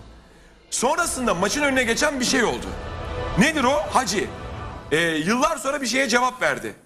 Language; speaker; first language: Turkish; native; Turkish